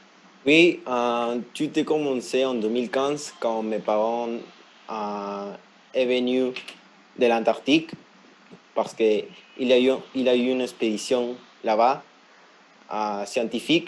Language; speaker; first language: French; non-native, fluent; Spanish